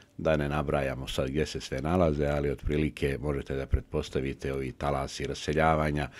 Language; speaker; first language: Bosnian; native; Bosnian